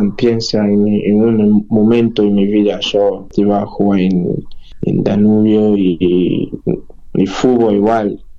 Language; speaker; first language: Spanish; non-native, learner; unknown